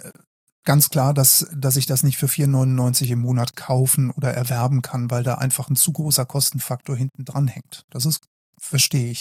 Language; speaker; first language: German; native; German